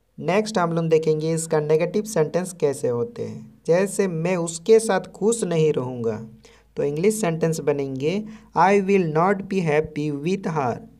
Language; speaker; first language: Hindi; non-native, local second language; Santali